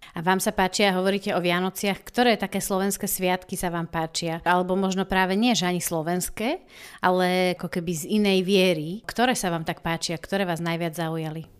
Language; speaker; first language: Slovak; native; Slovak